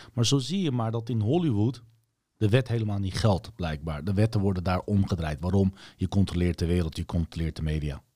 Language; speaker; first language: Dutch; early bilingual, other home language; Turkish